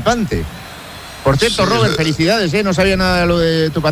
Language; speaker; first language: Spanish; native; Spanish